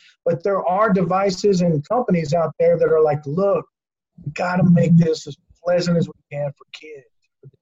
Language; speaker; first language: English; native; English